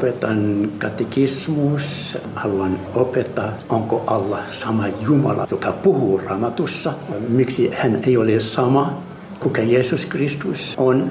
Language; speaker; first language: Finnish; non-native, learner; Arabic